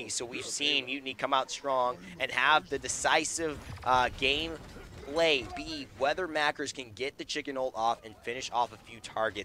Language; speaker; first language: English; native; English